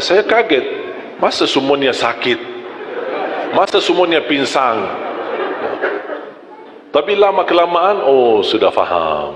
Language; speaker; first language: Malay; non-native, fluent; Arabic